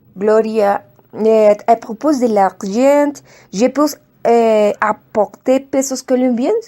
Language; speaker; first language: French; non-native, learner; Spanish